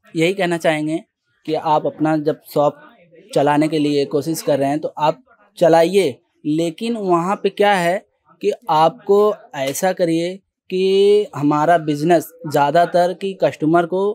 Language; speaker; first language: Hindi; native; Hindi